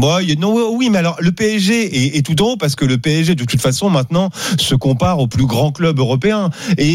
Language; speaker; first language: French; native; French